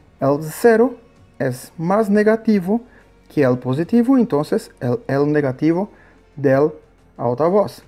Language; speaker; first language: Spanish; non-native, learner; Portuguese